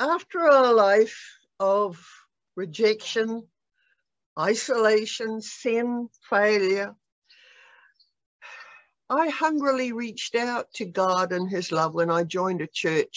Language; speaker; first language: English; native; English